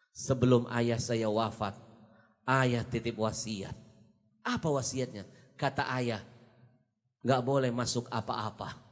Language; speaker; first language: Indonesian; native; Indonesian